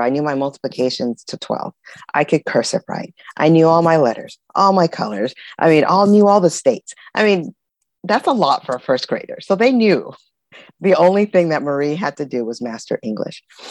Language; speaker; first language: English; early bilingual, other home language; Spanish